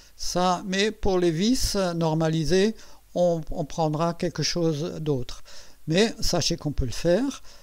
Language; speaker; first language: French; native; French